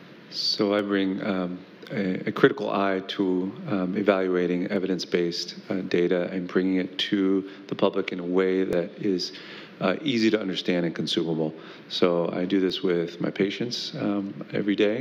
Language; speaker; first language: English; early bilingual, other home language; Spanish